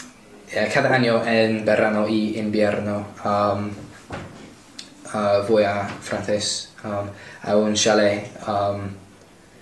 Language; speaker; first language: Spanish; non-native, learner; English